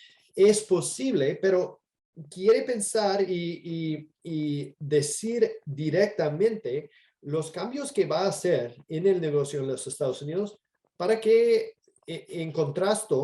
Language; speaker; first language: Spanish; non-native, fluent; English